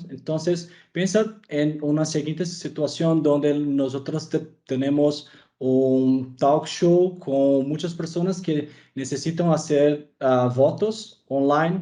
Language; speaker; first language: Spanish; non-native, fluent; Portuguese